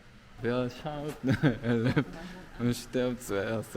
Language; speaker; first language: German; non-native, fluent; Korean